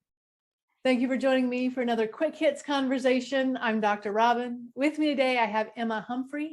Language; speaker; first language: English; native; English